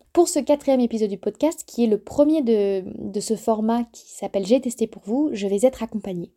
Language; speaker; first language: French; native; French